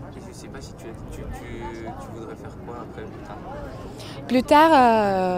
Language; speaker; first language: French; native; French